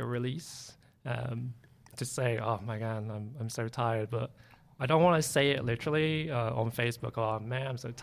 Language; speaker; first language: English; native; English